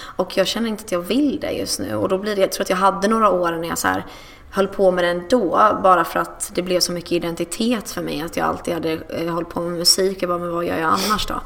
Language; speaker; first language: Swedish; early bilingual, other home language; English